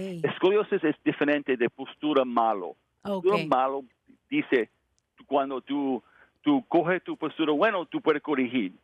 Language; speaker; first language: Spanish; non-native, learner; English